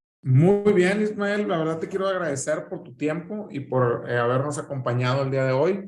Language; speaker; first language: Spanish; native; Spanish